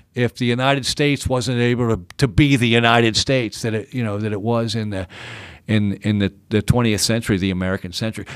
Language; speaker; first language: English; native; English